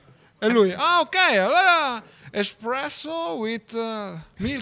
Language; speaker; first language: English; non-native, learner; Italian